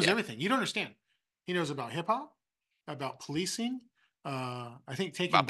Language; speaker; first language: English; native; English